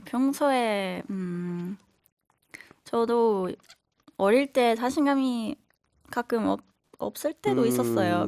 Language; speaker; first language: Korean; non-native, fluent; German